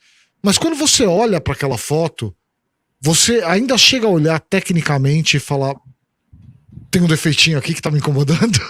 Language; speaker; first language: Portuguese; native; Portuguese